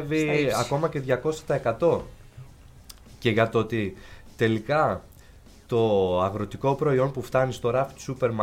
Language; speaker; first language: Greek; native; Greek